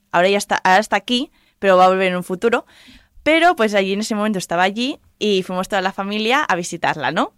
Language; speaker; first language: Spanish; non-native, local second language; Catalan